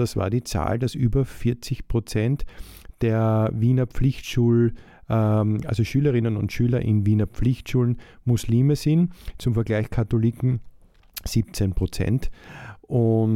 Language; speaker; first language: German; native; German